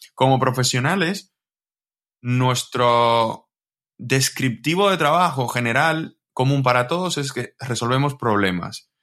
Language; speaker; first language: Spanish; native; Spanish